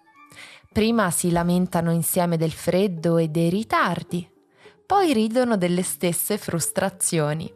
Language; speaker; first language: Italian; native; Italian